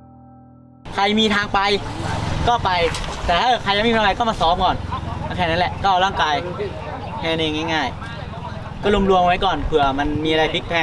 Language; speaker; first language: Thai; native; Thai